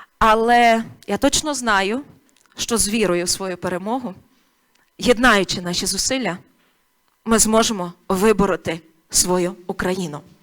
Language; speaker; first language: Ukrainian; native; Ukrainian